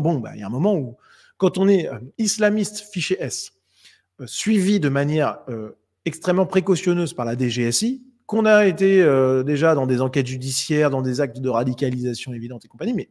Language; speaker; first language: French; native; French